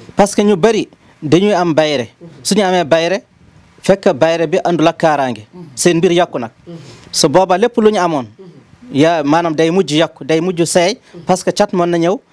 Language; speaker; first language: Wolof; non-native, local second language; Fula